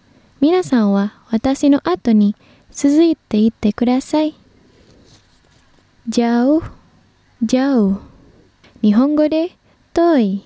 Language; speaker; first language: Japanese; non-native, fluent; Indonesian